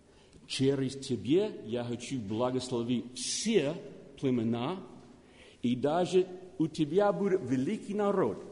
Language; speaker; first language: Russian; non-native, learner; English